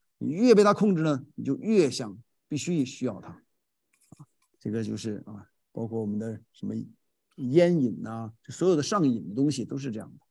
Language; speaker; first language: Chinese; native; Chinese